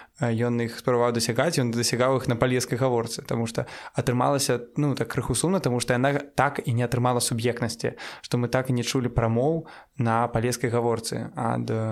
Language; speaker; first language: Belarusian; non-native, local second language; Russian